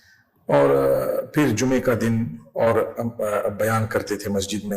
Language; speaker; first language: Hindi; non-native, fluent; English